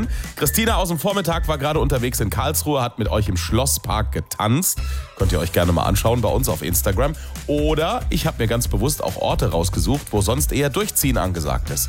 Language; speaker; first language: German; native; German